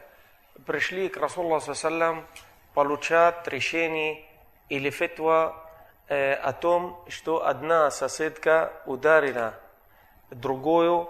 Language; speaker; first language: Russian; non-native, fluent; Arabic